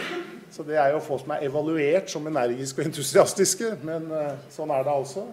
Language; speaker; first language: Norwegian; native; Norwegian